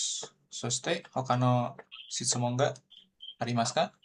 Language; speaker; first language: Japanese; non-native, learner; Indonesian